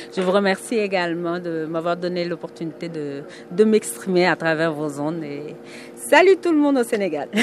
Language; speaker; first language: French; non-native, local second language; Wolof